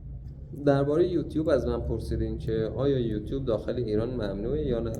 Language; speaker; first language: Persian; native; Persian